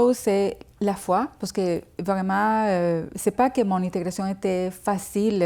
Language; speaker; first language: French; non-native, fluent; Spanish